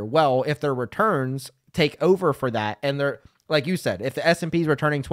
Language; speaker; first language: English; native; English